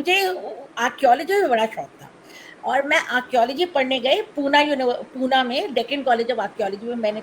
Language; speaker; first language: Hindi; non-native, local second language; Tamil